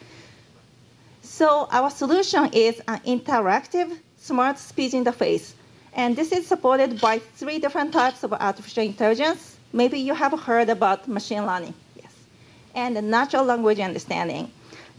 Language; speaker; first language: English; non-native, fluent; Japanese